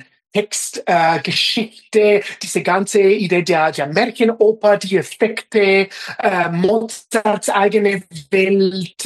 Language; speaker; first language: German; non-native, fluent; Spanish